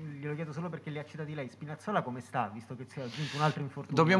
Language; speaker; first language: Italian; native; Italian